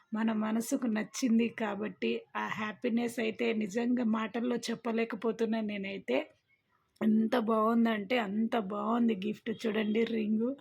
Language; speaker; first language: Telugu; non-native, local second language; Lambadi